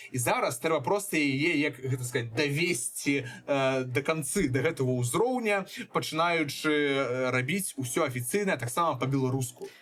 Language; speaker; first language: Belarusian; non-native, fluent; Russian